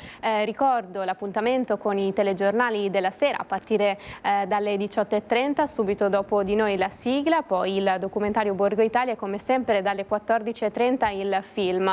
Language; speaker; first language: Italian; native; Italian